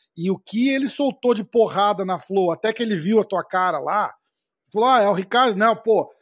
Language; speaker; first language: Portuguese; native; Portuguese